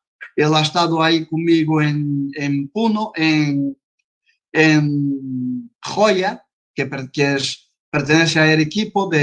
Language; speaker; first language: Spanish; non-native, fluent; Portuguese